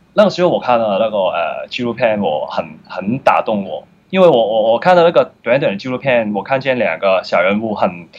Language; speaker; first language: Chinese; non-native, fluent; Cantonese